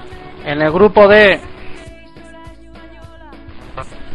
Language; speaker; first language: Spanish; native; Spanish